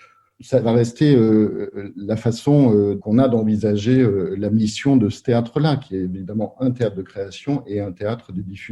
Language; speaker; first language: French; native; French